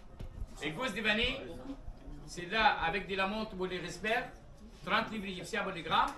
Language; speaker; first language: French; non-native, learner; Arabic